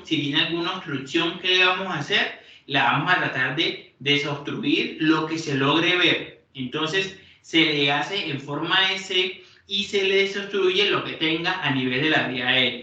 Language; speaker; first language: Spanish; native; Spanish